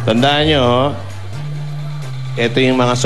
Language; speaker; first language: Filipino; native; Filipino